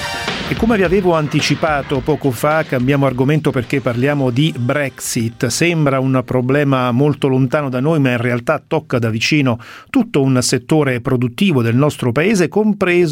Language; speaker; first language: Italian; native; Italian